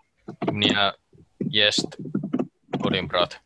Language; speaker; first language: Russian; non-native, learner; Finnish